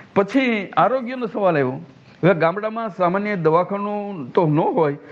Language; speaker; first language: Gujarati; native; Gujarati